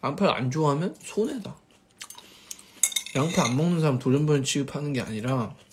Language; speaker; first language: Korean; native; Korean